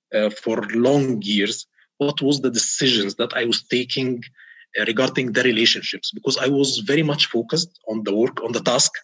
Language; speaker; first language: English; non-native, fluent; Arabic